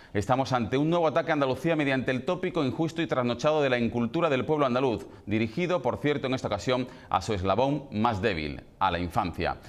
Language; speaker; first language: Spanish; native; Spanish